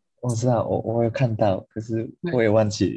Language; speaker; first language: Chinese; non-native, fluent; Japanese